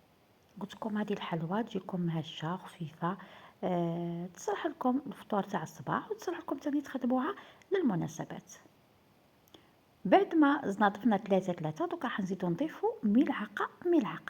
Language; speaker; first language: Arabic; native; Arabic